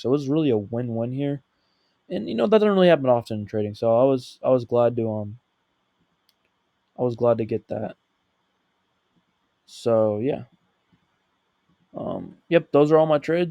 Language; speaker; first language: English; native; English